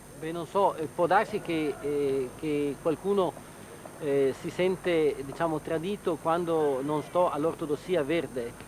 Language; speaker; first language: Italian; non-native, local second language; German